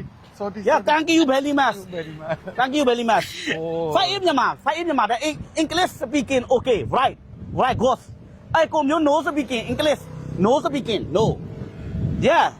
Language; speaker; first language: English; non-native, learner; Burmese